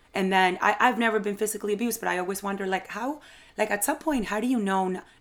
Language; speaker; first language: English; non-native, fluent; Spanish